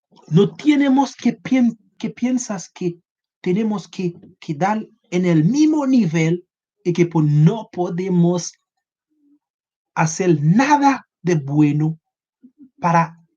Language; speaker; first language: Spanish; non-native, learner; Haitian Creole